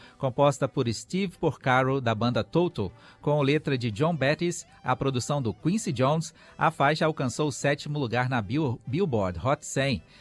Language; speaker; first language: Portuguese; native; Portuguese